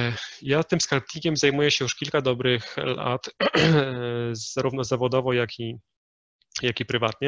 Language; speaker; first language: Polish; native; Polish